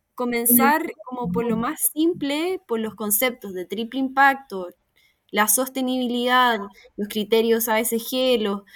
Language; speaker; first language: Spanish; native; Spanish